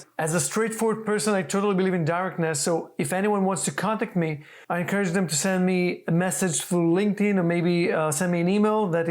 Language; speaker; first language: English; non-native, fluent; Hebrew